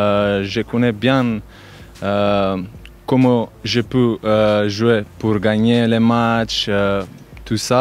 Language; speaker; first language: French; non-native, learner; Macedonian